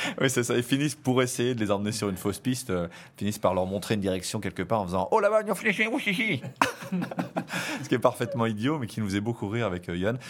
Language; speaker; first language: French; native; French